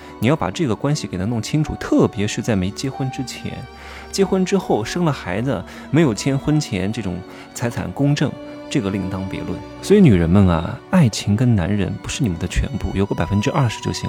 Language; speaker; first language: Chinese; native; Chinese